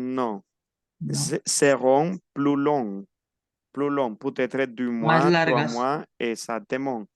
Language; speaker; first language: French; non-native, fluent; Spanish